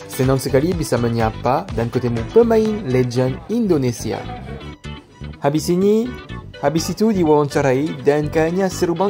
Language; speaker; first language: Indonesian; non-native, fluent; French